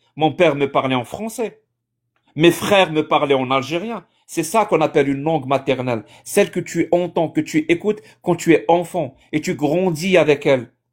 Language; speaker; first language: French; native; French